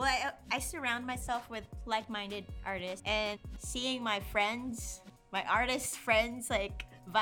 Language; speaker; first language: English; non-native, local second language; Filipino